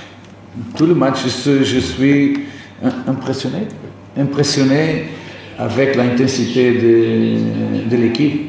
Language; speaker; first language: French; non-native, learner; Portuguese